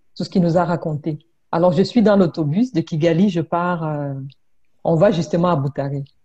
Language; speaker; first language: French; non-native, local second language; Kinyarwanda